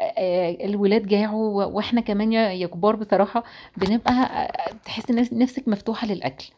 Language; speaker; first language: Arabic; native; Arabic